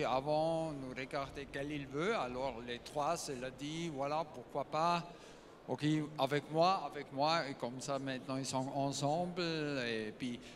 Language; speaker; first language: French; non-native, learner; German